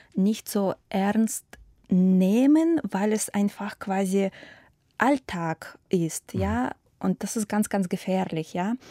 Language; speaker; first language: German; non-native, fluent; Ukrainian